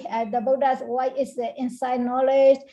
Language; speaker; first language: English; non-native, learner; Burmese